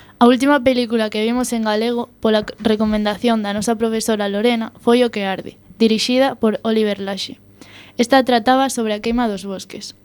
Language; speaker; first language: Galician; non-native, local second language; Spanish